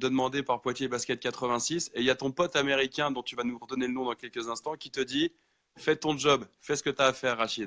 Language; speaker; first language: French; native; French